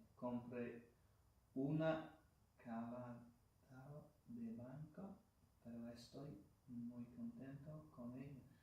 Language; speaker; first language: Spanish; non-native, learner; English